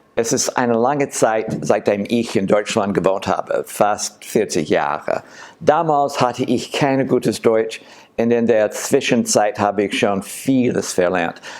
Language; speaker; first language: German; non-native, learner; English